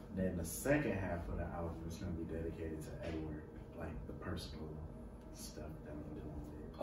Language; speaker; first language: English; native; English